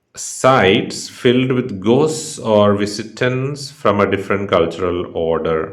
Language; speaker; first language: English; non-native, local second language; Malayalam